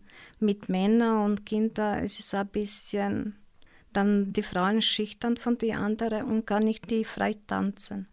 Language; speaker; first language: German; non-native, learner; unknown